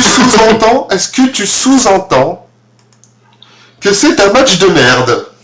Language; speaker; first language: French; native; French